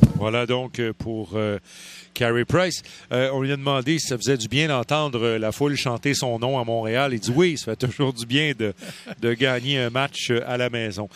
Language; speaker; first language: French; native; French